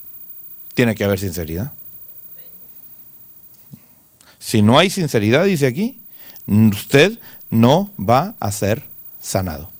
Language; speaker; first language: Spanish; native; Spanish